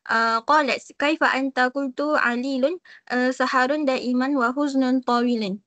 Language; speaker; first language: Arabic; non-native, learner; Malay